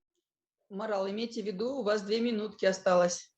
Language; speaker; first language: Russian; native; Russian